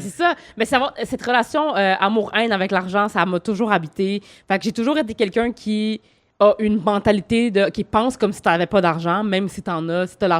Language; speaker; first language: French; native; French